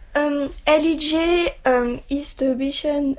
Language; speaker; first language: German; non-native, learner; French